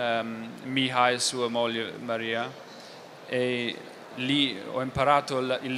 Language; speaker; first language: Italian; non-native, fluent; English